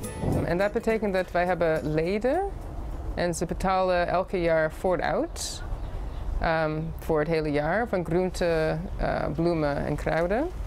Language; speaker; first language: Dutch; non-native, fluent; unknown